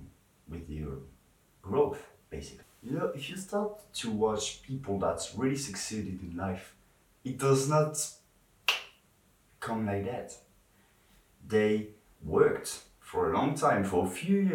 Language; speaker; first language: English; non-native, fluent; French